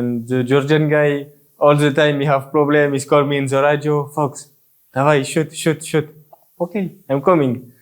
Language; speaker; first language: English; non-native, learner; French